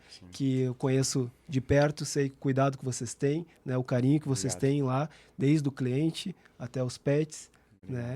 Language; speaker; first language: Portuguese; native; Portuguese